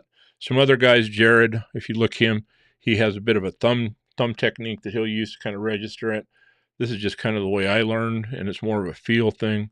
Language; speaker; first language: English; native; English